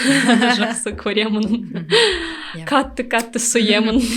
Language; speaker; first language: Kazakh; non-native, learner; Russian